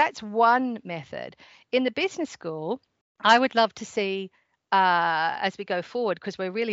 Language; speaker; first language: English; native; English